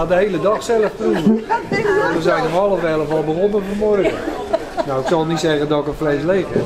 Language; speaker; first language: Dutch; native; Dutch